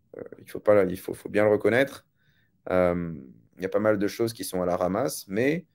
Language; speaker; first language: French; native; French